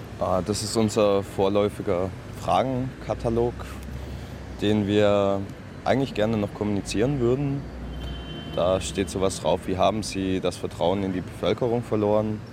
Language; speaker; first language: German; native; German